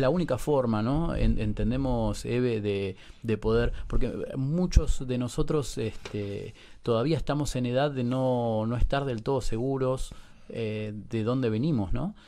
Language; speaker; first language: Spanish; native; Spanish